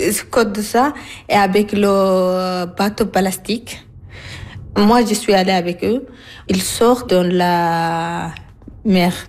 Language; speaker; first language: French; non-native, learner; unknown